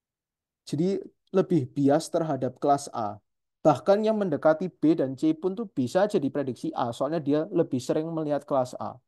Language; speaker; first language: Indonesian; native; Indonesian